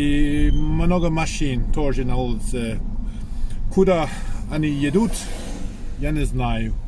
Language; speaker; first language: Russian; non-native, learner; English